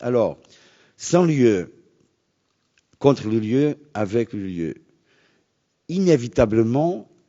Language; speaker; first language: French; non-native, fluent; Portuguese